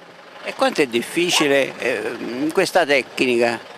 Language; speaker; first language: Italian; native; Italian